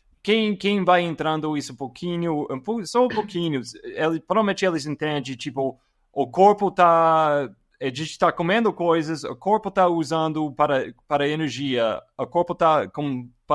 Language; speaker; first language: Portuguese; non-native, fluent; English